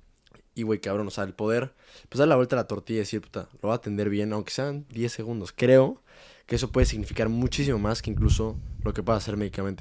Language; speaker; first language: Spanish; native; Spanish